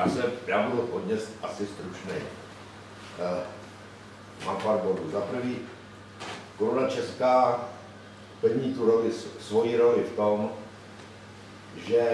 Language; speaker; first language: Czech; native; Czech